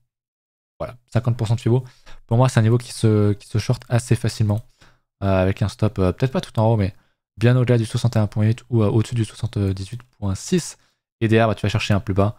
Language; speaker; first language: French; native; French